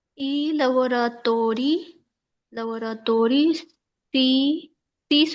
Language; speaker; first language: Italian; non-native, learner; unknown